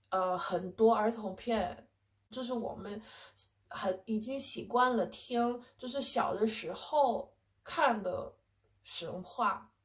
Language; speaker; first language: Chinese; non-native, fluent; English